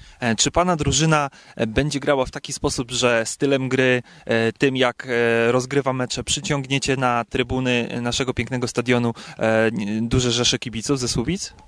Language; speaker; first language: Polish; native; Polish